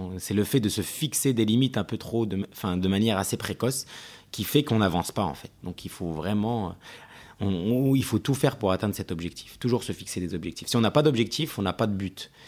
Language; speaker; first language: French; early bilingual, other home language; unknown